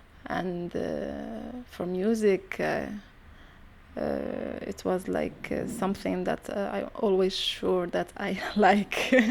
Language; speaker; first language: English; non-native, learner; Arabic